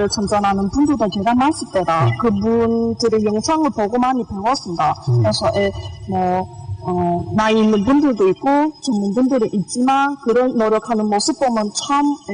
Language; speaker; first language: Korean; early bilingual, heritage; Korean